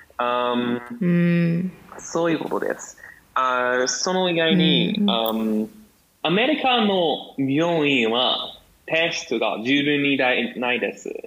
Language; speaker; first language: Japanese; non-native, learner; English